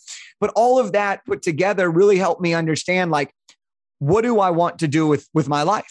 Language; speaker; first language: English; native; English